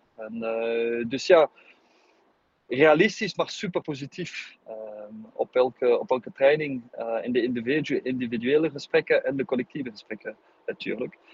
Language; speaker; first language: Dutch; non-native, fluent; English